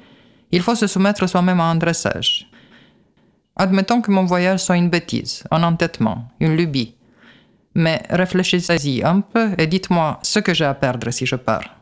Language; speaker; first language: French; native; French